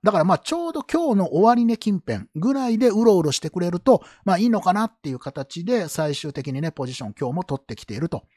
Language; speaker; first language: Japanese; native; Japanese